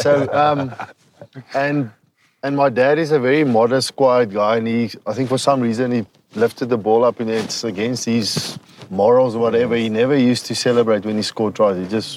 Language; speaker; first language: English; non-native, local second language; Afrikaans